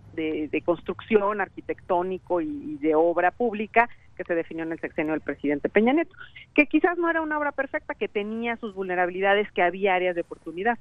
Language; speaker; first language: Spanish; native; Spanish